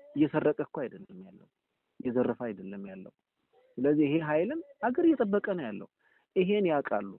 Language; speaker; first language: Amharic; native; Amharic